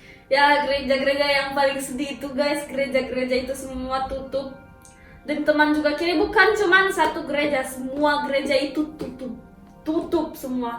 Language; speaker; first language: Indonesian; early bilingual, heritage; Indonesian